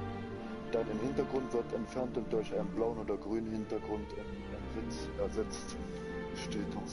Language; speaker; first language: German; native; German